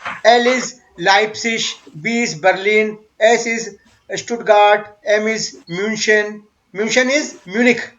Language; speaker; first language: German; non-native, learner; Hindi